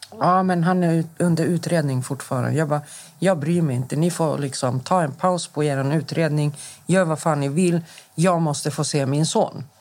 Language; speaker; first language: Swedish; native; Swedish